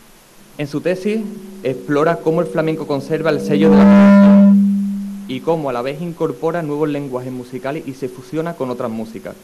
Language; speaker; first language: Spanish; native; Spanish